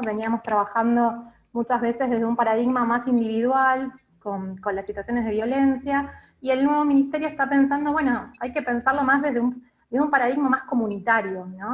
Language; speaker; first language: Spanish; native; Spanish